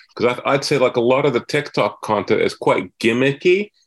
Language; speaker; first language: English; non-native, fluent; Finnish